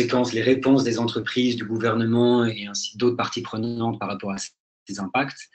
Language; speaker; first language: French; native; French